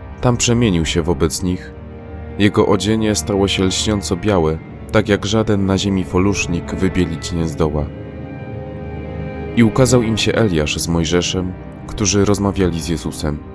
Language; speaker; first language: Polish; native; Polish